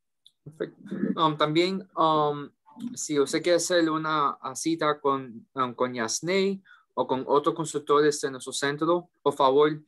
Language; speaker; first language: Spanish; early bilingual, heritage; English